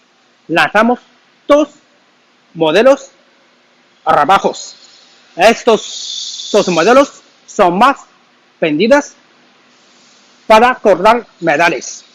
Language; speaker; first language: Spanish; non-native, learner; Chinese